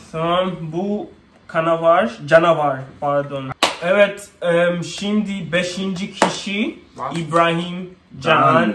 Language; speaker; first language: Turkish; non-native, learner; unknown